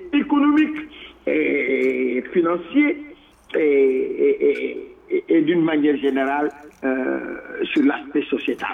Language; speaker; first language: French; non-native, local second language; Wolof